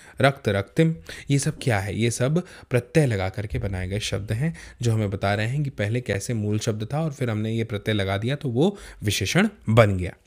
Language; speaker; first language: Hindi; native; Hindi